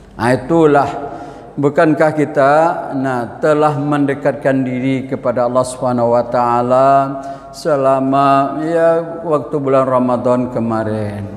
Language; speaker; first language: Malay; non-native, local second language; Minangkabau